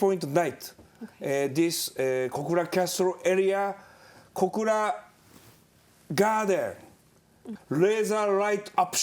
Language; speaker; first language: English; non-native, learner; Japanese